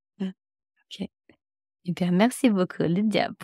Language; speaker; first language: French; non-native, fluent; English